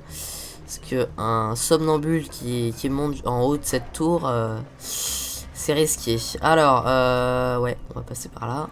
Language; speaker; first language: French; native; French